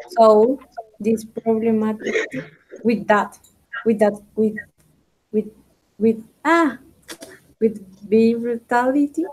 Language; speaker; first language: English; non-native, learner; Spanish